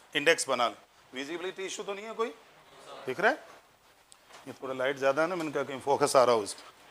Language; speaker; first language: Hindi; native; Hindi